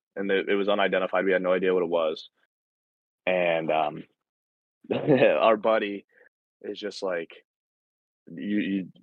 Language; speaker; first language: English; native; English